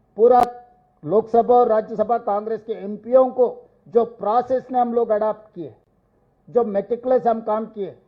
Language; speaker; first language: Hindi; non-native, local second language; Telugu